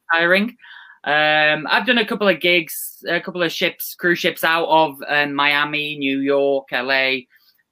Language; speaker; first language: English; native; English